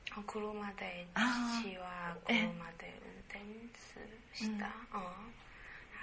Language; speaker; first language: Japanese; non-native, learner; Chinese